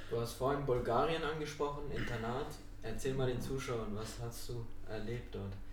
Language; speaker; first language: German; native; German